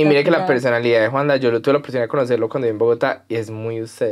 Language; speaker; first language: Spanish; native; Spanish